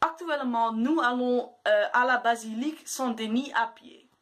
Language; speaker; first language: French; non-native, learner; Dutch